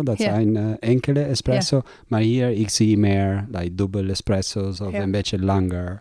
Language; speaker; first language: Dutch; non-native, learner; Italian